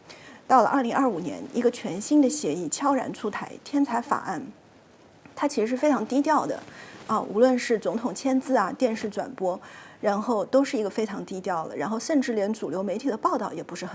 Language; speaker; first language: Chinese; native; Chinese